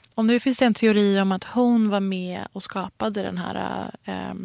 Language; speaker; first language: Swedish; early bilingual, other home language; Persian